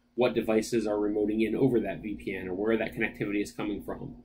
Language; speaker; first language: English; native; English